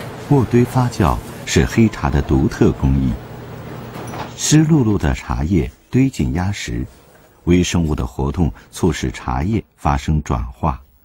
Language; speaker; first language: Chinese; native; Chinese